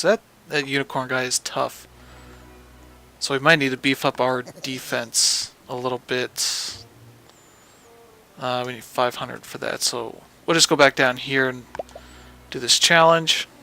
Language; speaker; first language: English; native; English